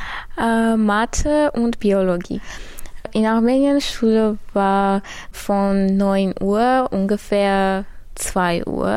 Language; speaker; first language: German; early bilingual, other home language; Armenian